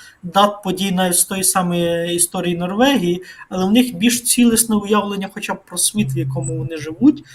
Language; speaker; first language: Ukrainian; native; Ukrainian